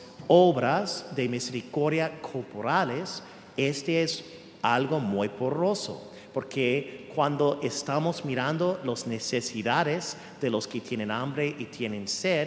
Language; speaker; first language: Spanish; non-native, fluent; English